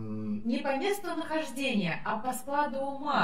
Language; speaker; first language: Russian; native; Russian